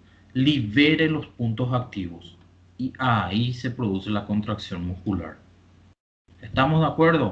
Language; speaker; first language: Spanish; native; Spanish